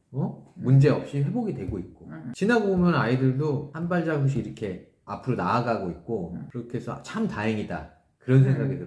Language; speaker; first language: Korean; native; Korean